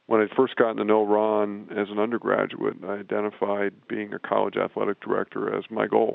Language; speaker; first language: English; native; English